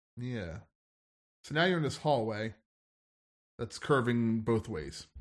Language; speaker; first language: English; native; English